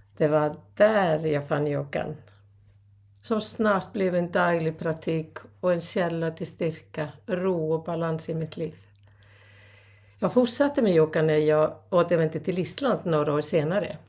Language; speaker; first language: Swedish; non-native, fluent; Icelandic